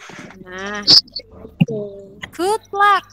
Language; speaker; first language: Indonesian; native; Indonesian